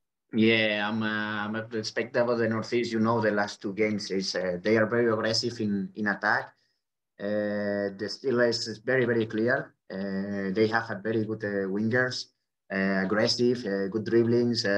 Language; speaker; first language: English; non-native, fluent; Spanish